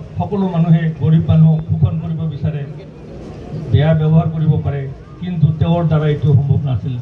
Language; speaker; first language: Assamese; non-native, local second language; Garo